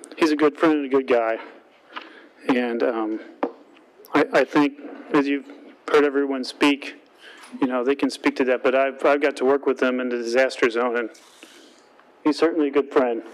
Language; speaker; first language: English; native; English